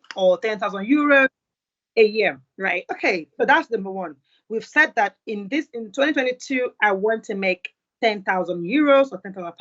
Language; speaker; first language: English; non-native, local second language; Yoruba